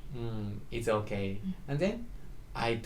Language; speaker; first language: English; non-native, learner; Japanese